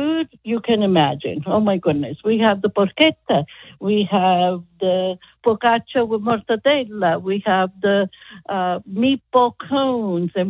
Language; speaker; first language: English; non-native, fluent; Italian